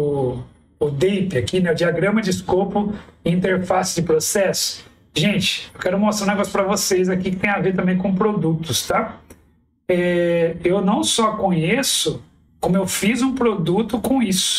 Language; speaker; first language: Portuguese; native; Portuguese